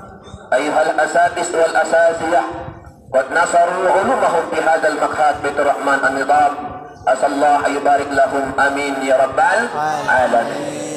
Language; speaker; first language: Arabic; non-native, fluent; Indonesian